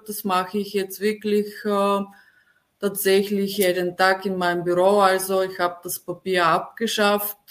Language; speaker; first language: German; non-native, fluent; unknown